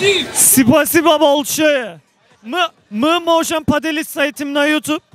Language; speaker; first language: Russian; non-native, learner; Turkish